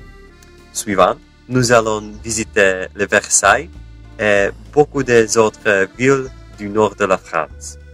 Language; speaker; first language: French; non-native, learner; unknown